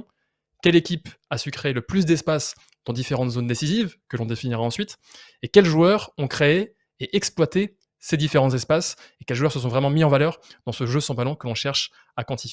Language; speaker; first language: French; native; French